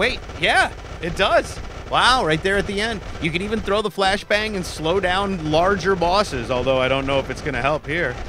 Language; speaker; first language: English; native; English